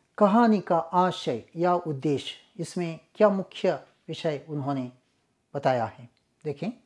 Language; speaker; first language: Hindi; non-native, local second language; Kannada